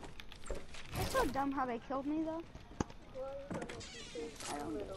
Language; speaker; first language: English; native; English